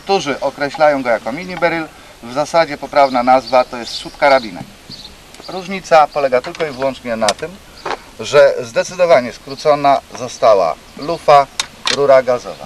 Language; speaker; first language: Polish; native; Polish